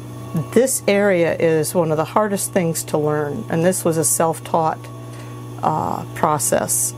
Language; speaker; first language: English; native; English